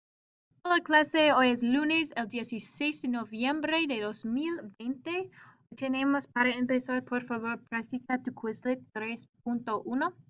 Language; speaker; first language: Spanish; non-native, fluent; English